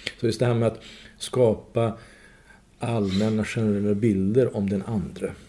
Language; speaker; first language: Swedish; non-native, fluent; Persian